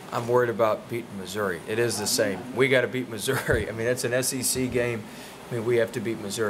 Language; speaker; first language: English; native; English